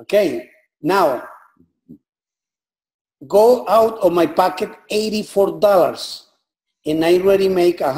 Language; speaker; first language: English; non-native, learner; Spanish